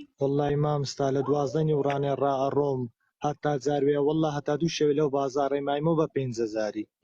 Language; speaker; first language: Central Kurdish; non-native, local second language; Kurdish